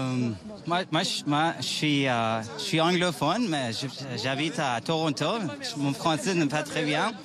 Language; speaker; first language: French; non-native, learner; English